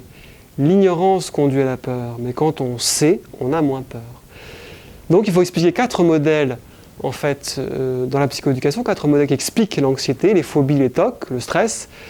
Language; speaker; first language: French; native; French